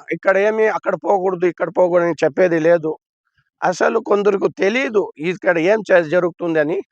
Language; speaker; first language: Telugu; non-native, local second language; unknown